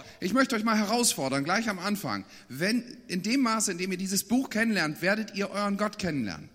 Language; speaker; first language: German; native; German